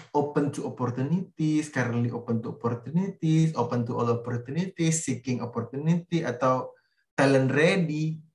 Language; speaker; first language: English; non-native, fluent; Indonesian